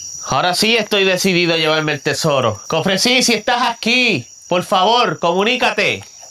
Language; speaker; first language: Spanish; early bilingual, heritage; Spanish